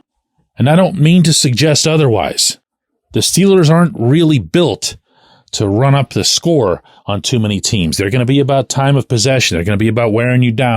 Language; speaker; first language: English; native; English